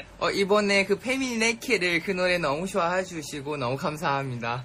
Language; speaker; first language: Korean; non-native, fluent; Thai